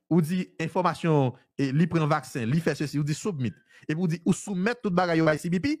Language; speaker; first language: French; non-native, local second language; Haitian Creole